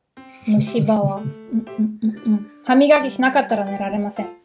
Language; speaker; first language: Japanese; non-native, learner; German